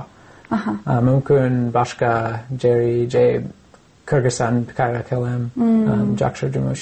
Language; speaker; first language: Kyrgyz; non-native, learner; English